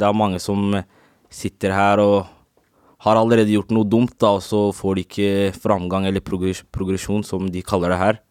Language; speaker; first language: Norwegian; native; Norwegian